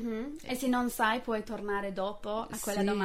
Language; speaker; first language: Italian; non-native, fluent; English